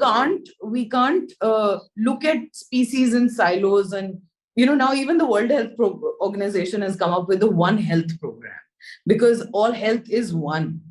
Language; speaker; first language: English; non-native, local second language; Hindi